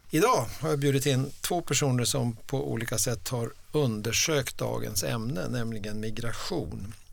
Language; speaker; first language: Swedish; native; Swedish